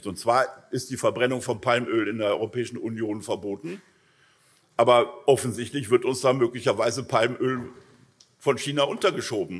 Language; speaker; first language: German; native; German